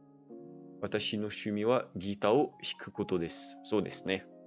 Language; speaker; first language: Japanese; non-native, learner; French